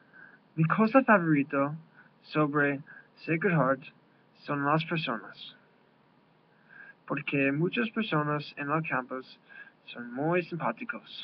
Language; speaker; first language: Spanish; non-native, learner; English